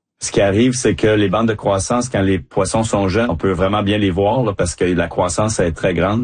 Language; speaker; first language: French; native; French